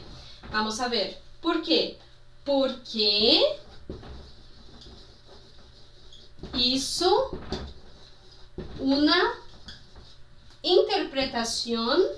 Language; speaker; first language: Spanish; non-native, fluent; Portuguese